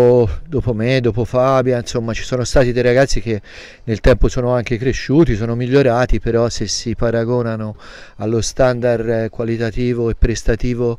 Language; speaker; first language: Italian; native; Italian